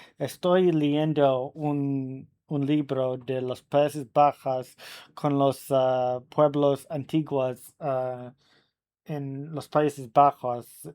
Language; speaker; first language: Spanish; non-native, learner; English